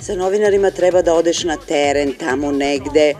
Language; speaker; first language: Serbian; native; Serbian